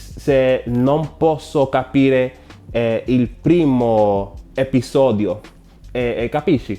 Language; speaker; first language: Italian; non-native, learner; Spanish